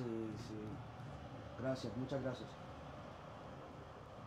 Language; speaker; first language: Spanish; early bilingual, heritage; Spanish